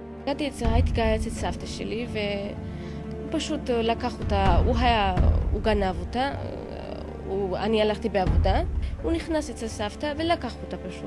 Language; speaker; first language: Hebrew; non-native, fluent; Russian